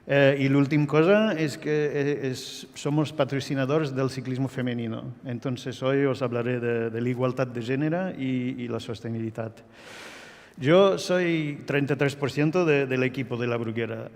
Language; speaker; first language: Spanish; non-native, fluent; English